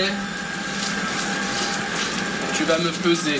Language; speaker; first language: French; native; French